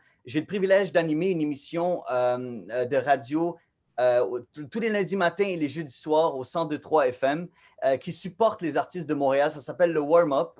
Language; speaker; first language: French; native; French